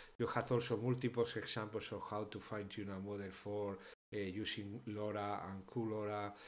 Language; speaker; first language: English; non-native, fluent; Spanish